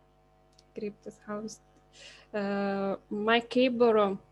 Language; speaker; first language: English; non-native, learner; Lithuanian